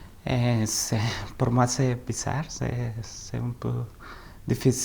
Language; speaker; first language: French; non-native, fluent; Spanish